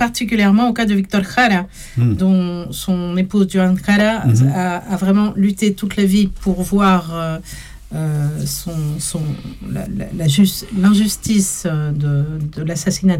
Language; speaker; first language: French; native; French